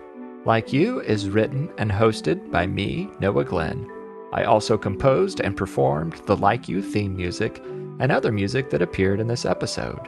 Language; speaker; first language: English; native; English